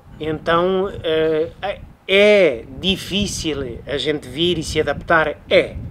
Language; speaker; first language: Portuguese; native; Portuguese